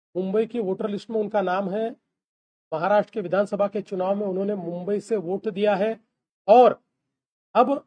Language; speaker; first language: Hindi; non-native, local second language; Marathi